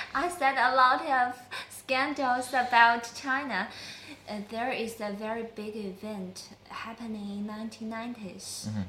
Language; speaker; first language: English; non-native, learner; Chinese